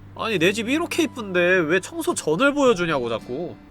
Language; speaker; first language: Korean; native; Korean